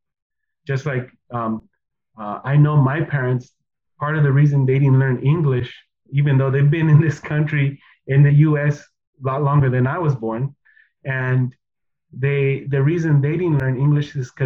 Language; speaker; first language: English; early bilingual, other home language; Spanish